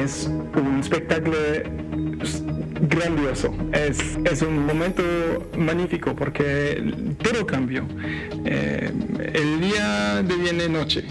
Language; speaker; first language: Spanish; non-native, fluent; French